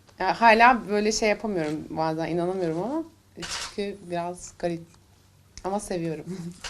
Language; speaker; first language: Turkish; native; Turkish